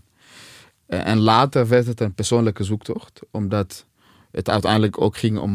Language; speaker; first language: Dutch; non-native, fluent; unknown